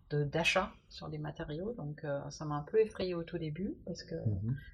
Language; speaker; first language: French; non-native, fluent; German